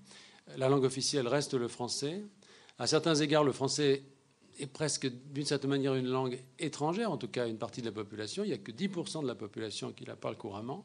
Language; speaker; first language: French; native; French